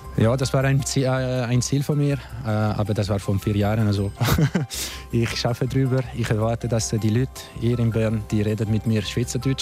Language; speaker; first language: German; non-native, local second language; Italian